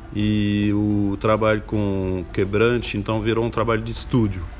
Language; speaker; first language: Portuguese; non-native, fluent; French